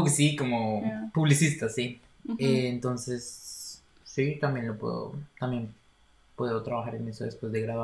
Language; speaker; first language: Spanish; native; Spanish